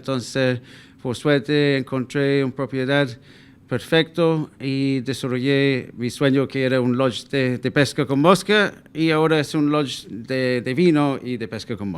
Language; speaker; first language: Spanish; non-native, fluent; English